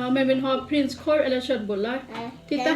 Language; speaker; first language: Swedish; non-native, learner; Thai